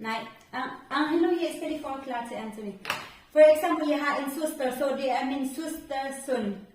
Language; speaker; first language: Danish; non-native, fluent; Filipino